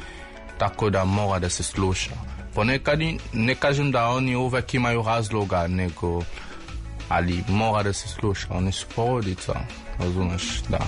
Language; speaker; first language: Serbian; non-native, learner; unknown